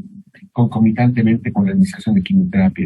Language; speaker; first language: Spanish; native; Spanish